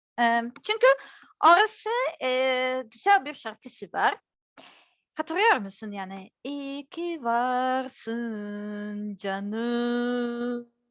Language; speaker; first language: Turkish; non-native, learner; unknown